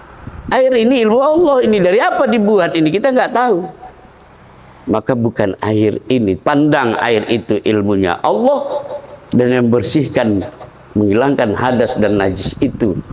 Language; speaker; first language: Indonesian; native; Indonesian